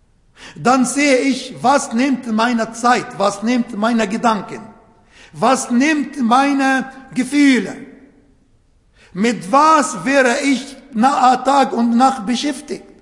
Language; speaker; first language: German; non-native, learner; Arabic